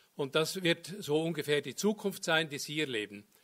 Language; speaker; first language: German; native; German